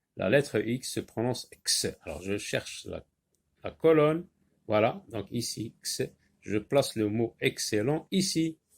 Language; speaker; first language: French; non-native, local second language; Arabic